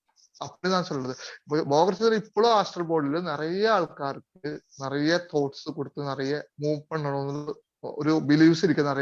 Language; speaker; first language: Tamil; non-native, learner; Malayalam